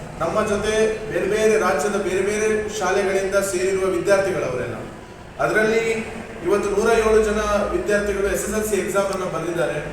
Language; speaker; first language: Kannada; native; Kannada